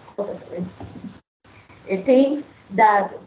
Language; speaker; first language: English; non-native, learner; Spanish